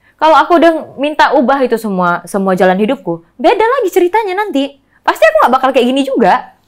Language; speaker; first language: Indonesian; native; Indonesian